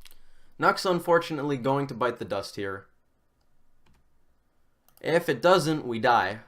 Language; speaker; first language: English; native; English